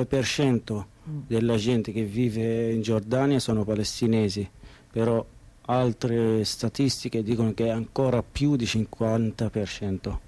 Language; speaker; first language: Italian; non-native, learner; Arabic